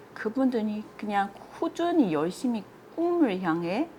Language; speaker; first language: Korean; non-native, fluent; Chinese